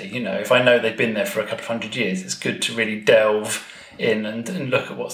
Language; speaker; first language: English; native; English